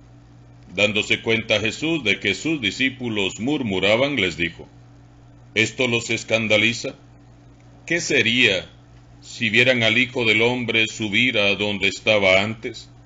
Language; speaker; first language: Spanish; native; Spanish